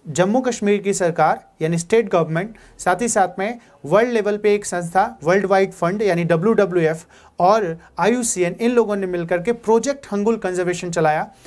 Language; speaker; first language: Hindi; native; Hindi